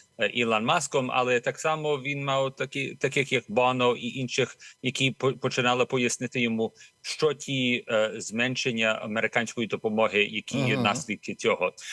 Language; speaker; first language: Ukrainian; early bilingual, heritage; Ukrainian